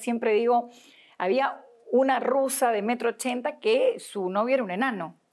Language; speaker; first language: Spanish; native; Spanish